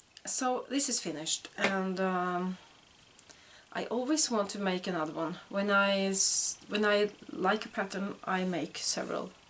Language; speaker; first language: English; non-native, fluent; Norwegian